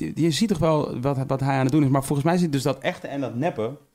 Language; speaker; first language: Dutch; native; Dutch